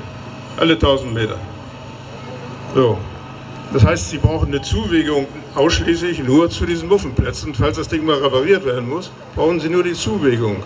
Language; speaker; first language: German; native; German